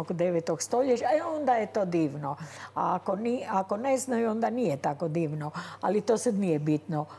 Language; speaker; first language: Croatian; native; Croatian